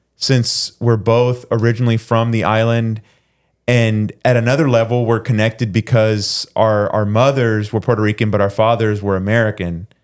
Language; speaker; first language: English; early bilingual, other home language; Spanish